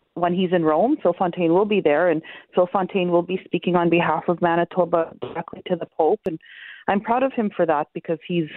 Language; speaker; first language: English; native; English